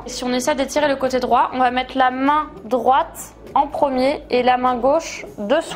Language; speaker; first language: French; native; French